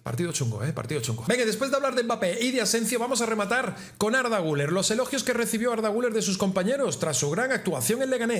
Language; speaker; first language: Spanish; native; Spanish